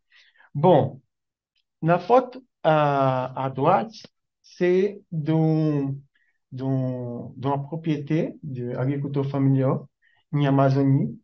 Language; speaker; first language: French; non-native, learner; Portuguese